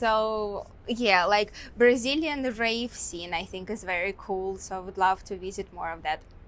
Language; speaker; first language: English; non-native, fluent; Russian